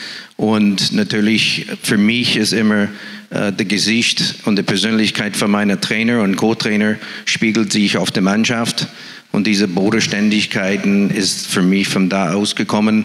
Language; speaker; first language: German; non-native, fluent; English